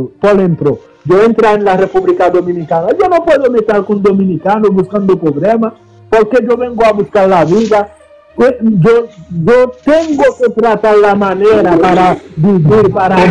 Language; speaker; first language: Spanish; non-native, fluent; Haitian Creole